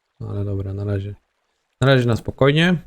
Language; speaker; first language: Polish; native; Polish